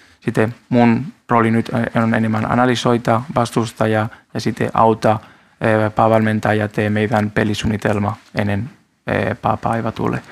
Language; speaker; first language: Finnish; non-native, learner; Spanish